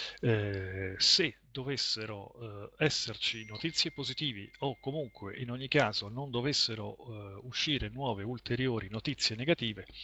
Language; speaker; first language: Italian; native; Italian